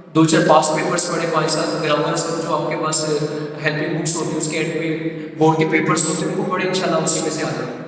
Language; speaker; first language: Urdu; non-native, local second language; Punjabi